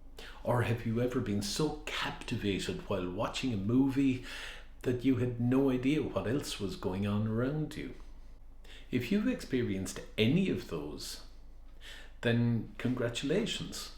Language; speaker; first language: English; native; English